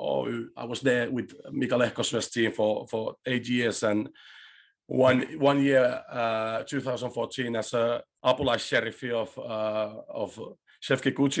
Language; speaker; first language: English; non-native, fluent; Spanish